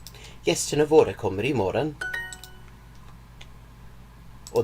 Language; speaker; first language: Norwegian; non-native, learner; English